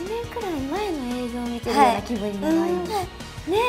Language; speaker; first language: Japanese; native; Japanese